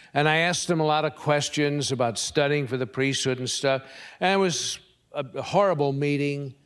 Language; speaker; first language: English; native; English